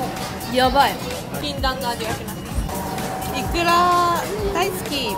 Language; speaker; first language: Japanese; native; Japanese